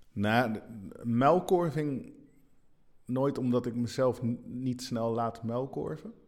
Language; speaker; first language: Dutch; early bilingual, other home language; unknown